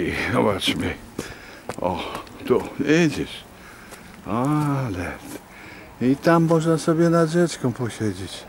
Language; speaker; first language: Polish; native; Polish